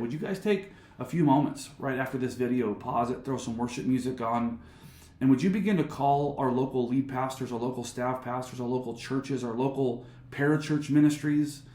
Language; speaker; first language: English; native; English